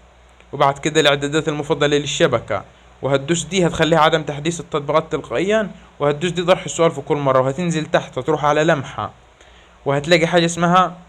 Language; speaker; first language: Arabic; native; Arabic